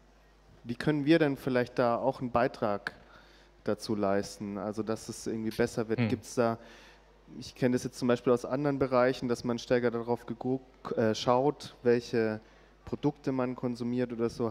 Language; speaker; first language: German; native; German